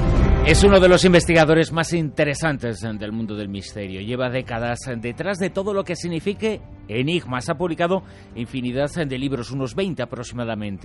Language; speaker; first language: Spanish; native; Spanish